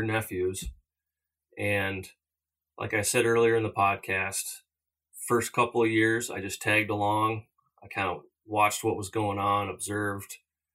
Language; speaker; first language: English; native; English